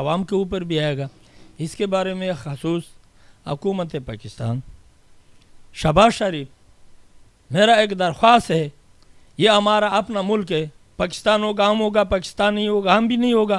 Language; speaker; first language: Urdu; non-native, local second language; Pashto